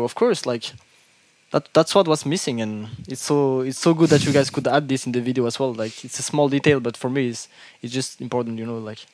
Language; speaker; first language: English; non-native, fluent; French